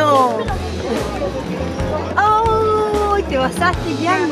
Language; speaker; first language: Spanish; native; Spanish